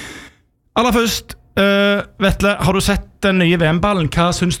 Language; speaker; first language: Norwegian; native; Norwegian